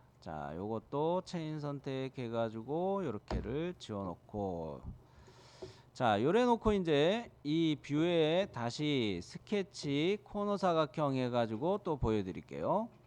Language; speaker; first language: Korean; native; Korean